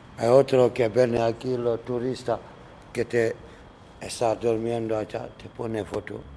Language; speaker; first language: Spanish; non-native, learner; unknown